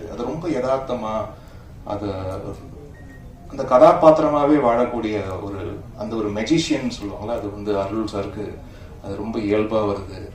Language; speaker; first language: Tamil; native; Tamil